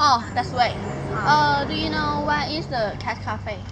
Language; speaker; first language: English; non-native, learner; Thai